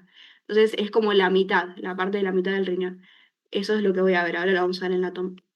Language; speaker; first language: Spanish; native; Spanish